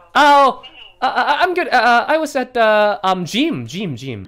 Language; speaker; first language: English; non-native, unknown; Korean